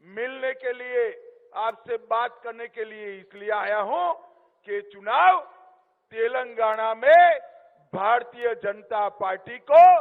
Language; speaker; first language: Hindi; non-native, local second language; Gujarati